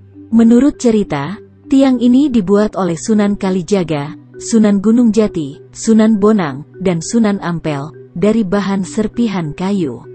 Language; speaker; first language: Indonesian; native; Indonesian